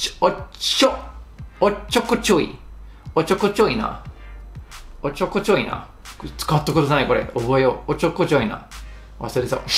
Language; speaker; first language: Japanese; non-native, fluent; English